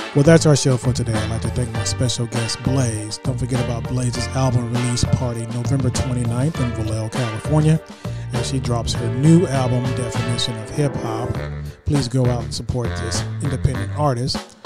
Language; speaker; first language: English; native; English